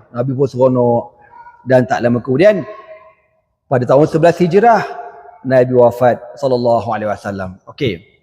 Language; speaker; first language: Malay; native; Malay